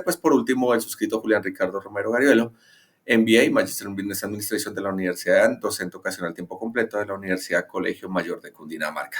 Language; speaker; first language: Spanish; native; Spanish